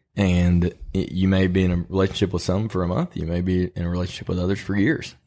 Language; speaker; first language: English; native; English